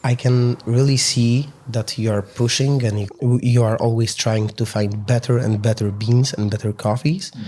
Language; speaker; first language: English; non-native, fluent; Polish